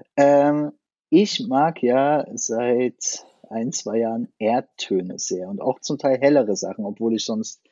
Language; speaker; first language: German; native; German